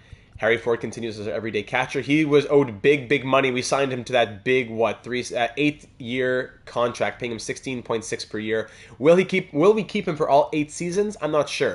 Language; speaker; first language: English; native; English